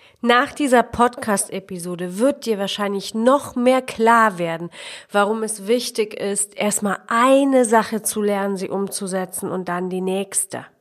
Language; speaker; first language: German; early bilingual, other home language; Polish